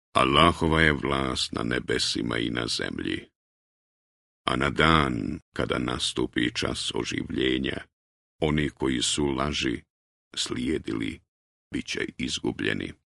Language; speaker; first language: Croatian; native; Croatian